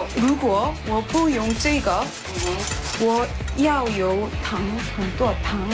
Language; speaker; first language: Chinese; non-native, learner; Korean